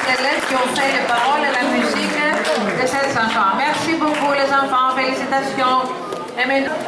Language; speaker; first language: French; non-native, fluent; Greek